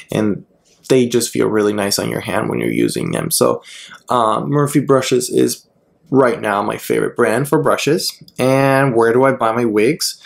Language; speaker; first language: English; non-native, fluent; Spanish